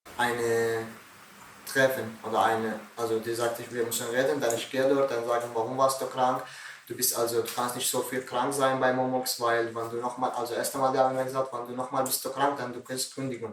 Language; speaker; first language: German; non-native, learner; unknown